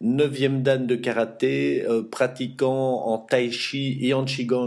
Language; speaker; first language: French; native; French